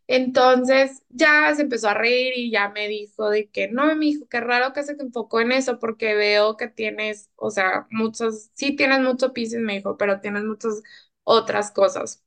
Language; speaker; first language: Spanish; early bilingual, heritage; Spanish